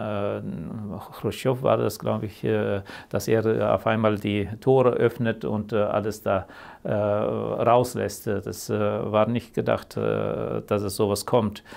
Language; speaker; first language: German; early bilingual, heritage; German